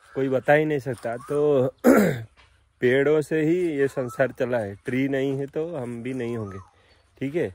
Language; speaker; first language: Hindi; non-native, local second language; Odia